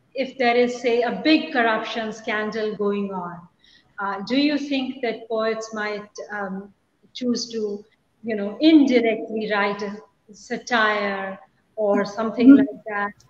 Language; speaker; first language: English; non-native, local second language; Hindi